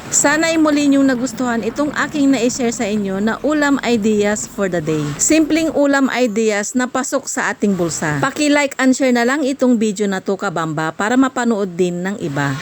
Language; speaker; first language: Filipino; native; Filipino